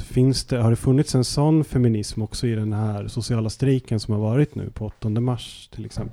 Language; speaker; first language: Swedish; native; Swedish